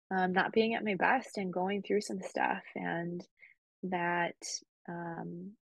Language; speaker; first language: English; early bilingual, other home language; Spanish